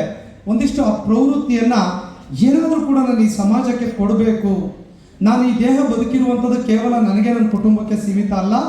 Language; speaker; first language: Kannada; native; Kannada